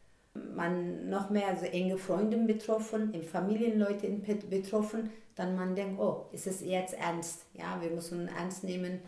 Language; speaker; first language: German; non-native, learner; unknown